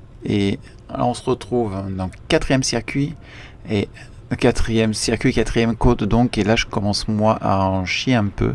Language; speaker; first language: French; native; French